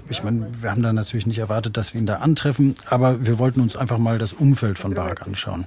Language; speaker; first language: German; native; German